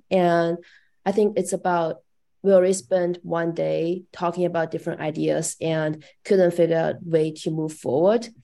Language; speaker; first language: English; non-native, fluent; Chinese